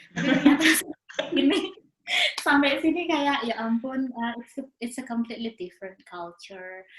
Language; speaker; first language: Indonesian; native; Indonesian